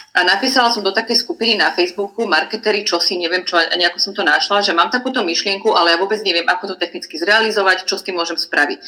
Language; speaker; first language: Slovak; non-native, fluent; Croatian